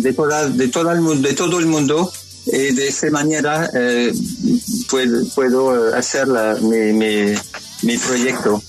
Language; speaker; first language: Spanish; non-native, learner; French